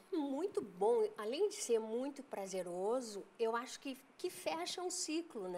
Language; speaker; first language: Portuguese; native; Portuguese